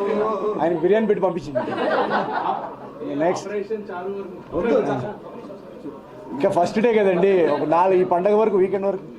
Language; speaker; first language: Telugu; native; Telugu